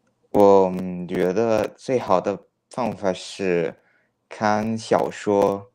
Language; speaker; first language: Chinese; non-native, fluent; Italian